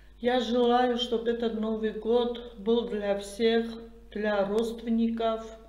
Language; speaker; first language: Russian; non-native, fluent; Armenian